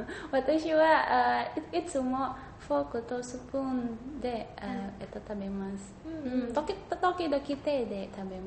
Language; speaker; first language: Japanese; non-native, learner; Indonesian